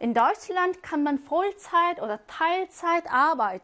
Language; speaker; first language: German; non-native, fluent; Korean